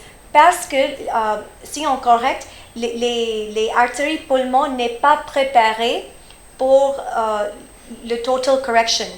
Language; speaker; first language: French; early bilingual, heritage; French